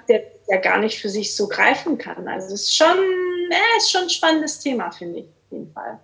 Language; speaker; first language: German; early bilingual, other home language; Portuguese